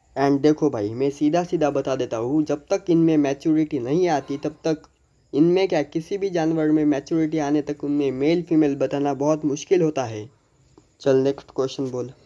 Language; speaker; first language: Hindi; native; Hindi